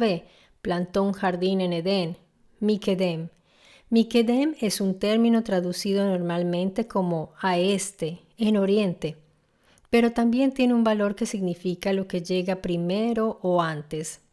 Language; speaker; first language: Spanish; non-native, fluent; Italian